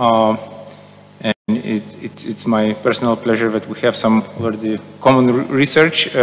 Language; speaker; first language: English; non-native, fluent; Lithuanian